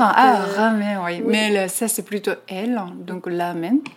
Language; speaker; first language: French; non-native, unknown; Japanese